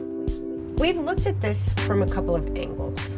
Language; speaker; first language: English; native; English